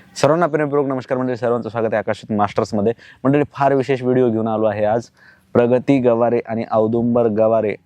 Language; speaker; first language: Marathi; native; Marathi